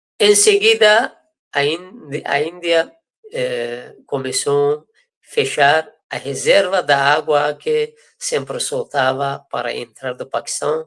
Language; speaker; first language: Portuguese; non-native, fluent; Persian